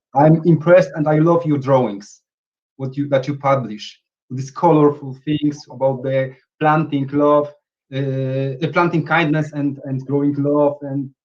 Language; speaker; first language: English; non-native, fluent; Polish